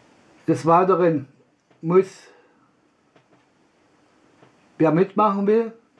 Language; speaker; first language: German; non-native, learner; Russian